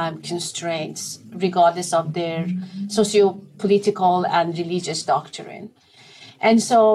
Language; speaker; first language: English; non-native, fluent; Persian